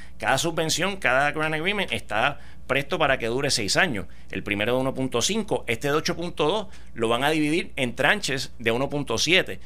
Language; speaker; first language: Spanish; native; Spanish